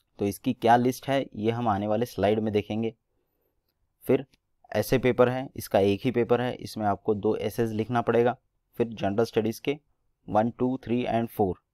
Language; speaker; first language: Hindi; non-native, local second language; Marathi